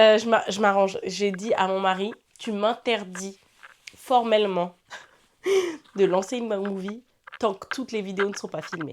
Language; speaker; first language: French; native; French